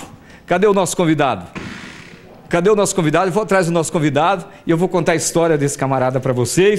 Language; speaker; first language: Portuguese; native; Portuguese